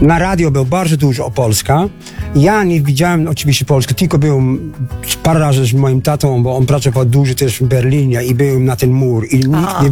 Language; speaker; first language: Polish; non-native, fluent; Dutch